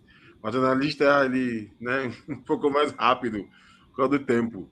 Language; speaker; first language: Portuguese; non-native, fluent; Yoruba